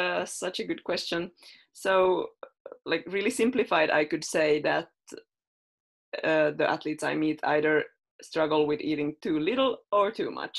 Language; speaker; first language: English; non-native, fluent; Finnish